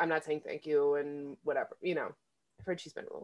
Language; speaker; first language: English; native; English